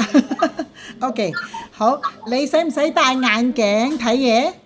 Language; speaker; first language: Cantonese; native; Cantonese